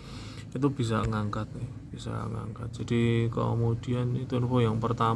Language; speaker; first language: Indonesian; native; Indonesian